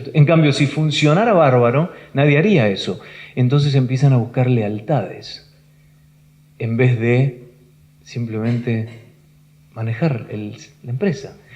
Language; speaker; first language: Spanish; native; Spanish